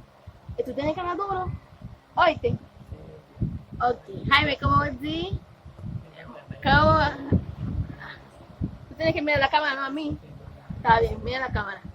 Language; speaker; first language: Spanish; non-native, fluent; Haitian Creole